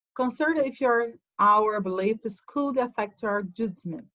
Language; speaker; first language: English; non-native, fluent; Portuguese